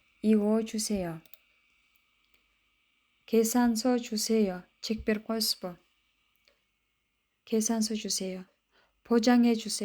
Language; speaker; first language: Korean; non-native, fluent; Kyrgyz